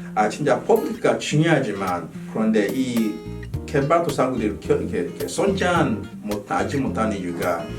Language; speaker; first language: Korean; non-native, fluent; Yoruba